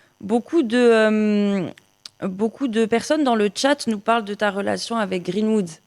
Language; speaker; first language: French; native; French